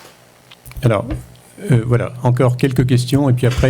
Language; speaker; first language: French; native; French